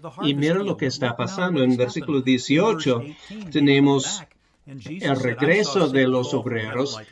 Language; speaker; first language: Spanish; non-native, fluent; English